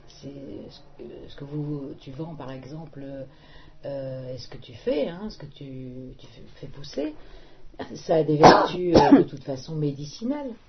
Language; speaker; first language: French; native; French